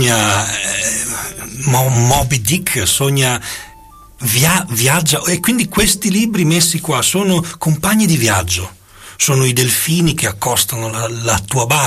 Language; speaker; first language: Italian; native; Italian